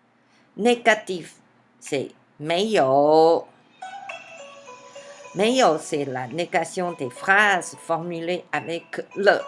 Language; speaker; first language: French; non-native, fluent; Chinese